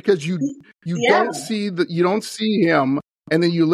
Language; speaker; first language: English; native; English